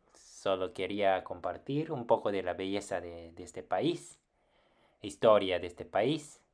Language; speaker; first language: Spanish; non-native, fluent; Japanese